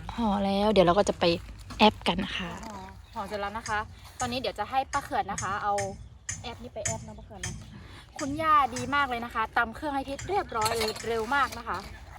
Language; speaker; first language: Thai; non-native, local second language; Western Kayah